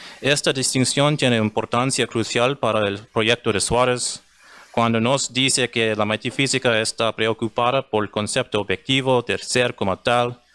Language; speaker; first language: Spanish; non-native, learner; English